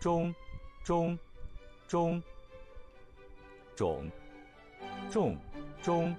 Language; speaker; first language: Chinese; non-native, learner; English